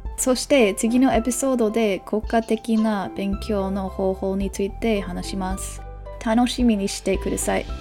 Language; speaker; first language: Japanese; non-native, learner; English